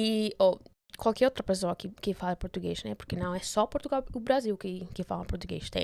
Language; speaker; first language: Portuguese; non-native, fluent; Spanish